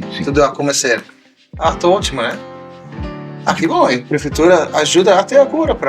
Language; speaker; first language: Portuguese; non-native, learner; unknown